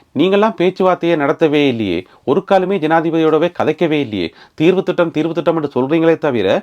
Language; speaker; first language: Tamil; native; Tamil